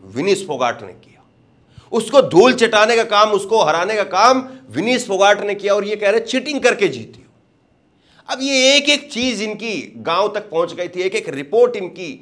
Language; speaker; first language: Hindi; native; Hindi